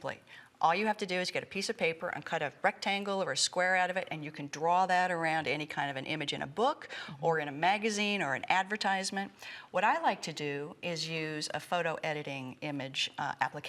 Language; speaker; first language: English; native; English